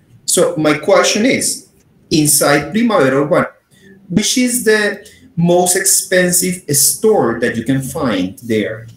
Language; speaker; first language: English; non-native, fluent; Spanish